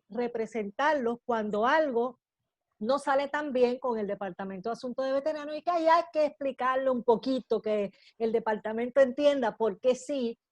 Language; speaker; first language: Spanish; native; Spanish